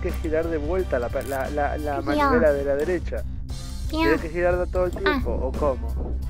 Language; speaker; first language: Spanish; native; Spanish